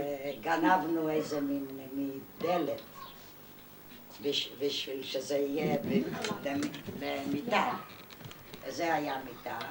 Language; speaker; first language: Hebrew; non-native, fluent; Yiddish